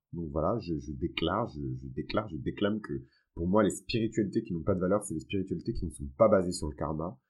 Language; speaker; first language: French; early bilingual, other home language; Fon